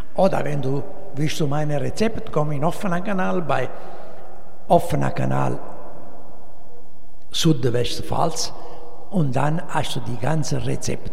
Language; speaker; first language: German; non-native, learner; Italian